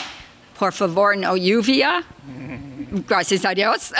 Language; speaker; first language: Spanish; non-native, learner; English